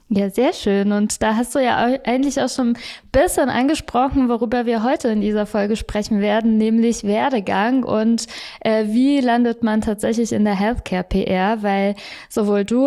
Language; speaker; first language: German; native; German